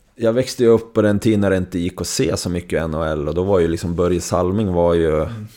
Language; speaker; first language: Swedish; native; Swedish